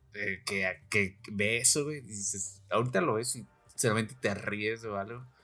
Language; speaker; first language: Spanish; native; Spanish